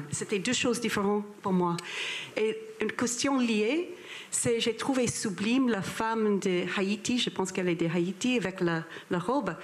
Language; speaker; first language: French; non-native, fluent; English